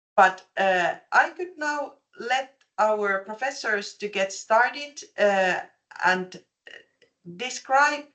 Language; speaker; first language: English; non-native, fluent; Finnish